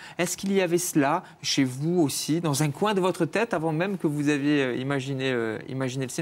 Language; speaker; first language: French; native; French